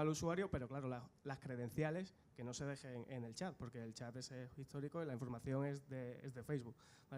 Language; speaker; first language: Spanish; native; Spanish